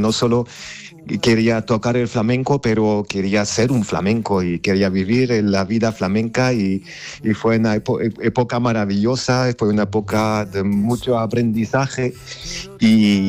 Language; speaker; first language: Spanish; non-native, fluent; Armenian